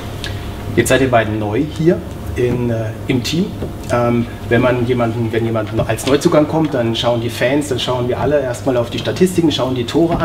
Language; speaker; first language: German; native; German